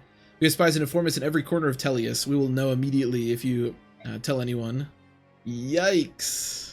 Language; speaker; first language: English; native; English